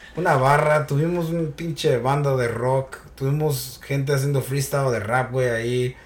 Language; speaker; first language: Spanish; early bilingual, heritage; Spanish